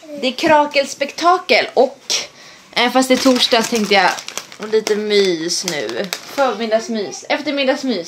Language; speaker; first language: Swedish; native; Swedish